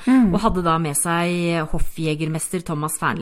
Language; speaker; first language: Norwegian; native; Norwegian